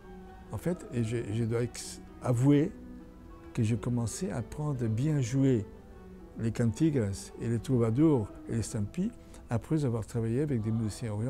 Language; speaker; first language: French; non-native, fluent; Catalan